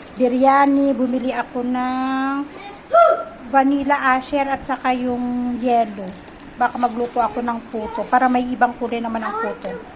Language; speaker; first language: Filipino; native; Filipino